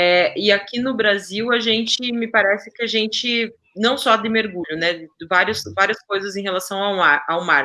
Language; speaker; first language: Portuguese; native; Portuguese